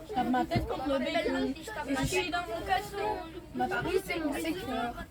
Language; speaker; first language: French; native; French